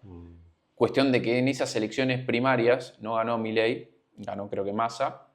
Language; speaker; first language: Spanish; native; Spanish